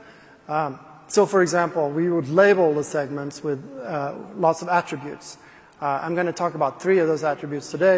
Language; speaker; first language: English; non-native, fluent; Swedish